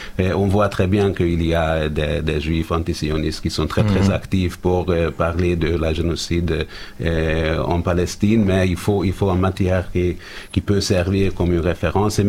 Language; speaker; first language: French; non-native, fluent; Hungarian